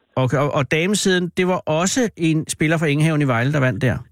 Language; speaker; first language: Danish; native; Danish